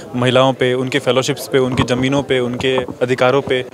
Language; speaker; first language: Hindi; native; Hindi